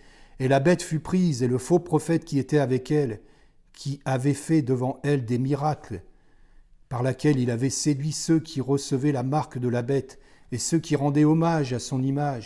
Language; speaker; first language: French; native; French